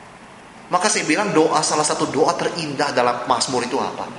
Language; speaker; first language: Indonesian; native; Indonesian